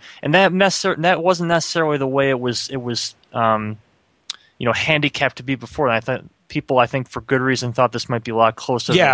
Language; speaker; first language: English; native; English